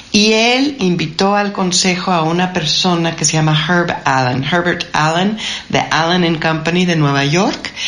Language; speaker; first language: Spanish; non-native, fluent; English